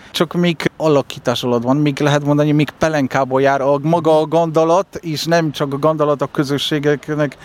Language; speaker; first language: Hungarian; non-native, learner; Polish